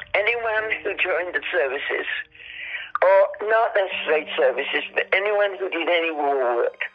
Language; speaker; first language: English; native; English